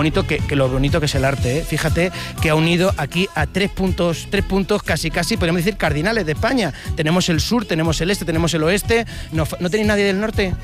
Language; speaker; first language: Spanish; native; Spanish